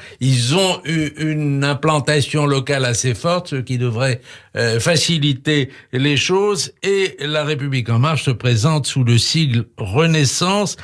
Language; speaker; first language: French; native; French